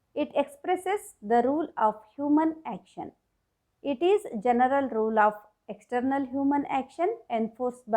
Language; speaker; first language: English; non-native, local second language; Kannada